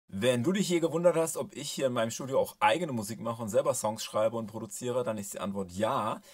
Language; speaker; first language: German; native; German